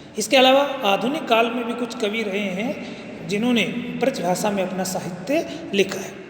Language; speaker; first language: Hindi; native; Hindi